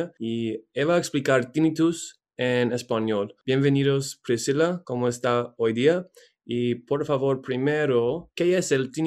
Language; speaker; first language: Spanish; non-native, learner; English